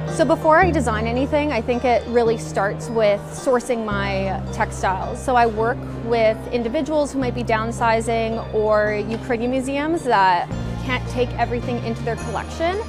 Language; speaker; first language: English; native; English